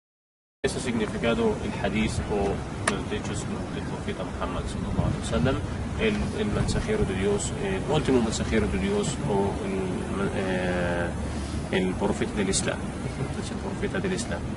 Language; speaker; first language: Spanish; non-native, learner; Arabic